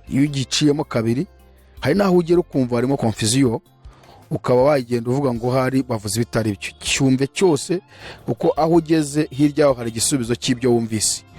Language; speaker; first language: Kinyarwanda; native; Kinyarwanda